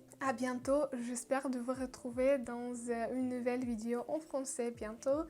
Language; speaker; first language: French; non-native, learner; Russian